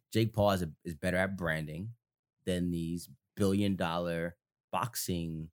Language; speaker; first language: English; native; English